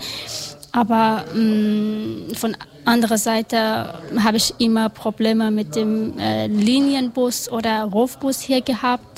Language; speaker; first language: German; non-native, learner; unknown